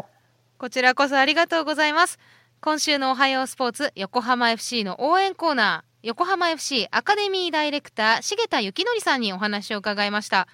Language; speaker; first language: Japanese; native; Japanese